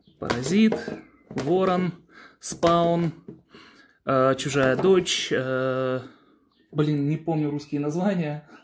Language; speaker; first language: Russian; early bilingual, heritage; Russian